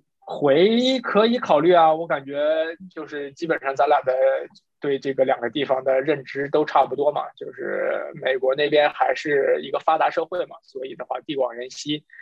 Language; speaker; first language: Chinese; native; Chinese